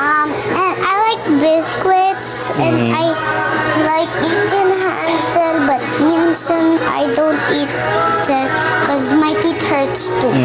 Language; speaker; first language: English; non-native, local second language; Filipino